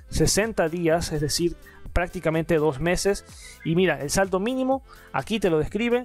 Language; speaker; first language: Spanish; native; Spanish